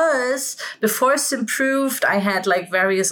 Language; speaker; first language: English; non-native, fluent; German